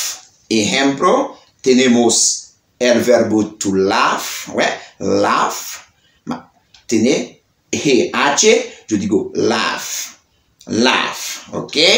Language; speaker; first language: Spanish; non-native, learner; Haitian Creole